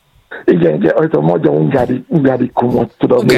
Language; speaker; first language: Hungarian; non-native, fluent; Yoruba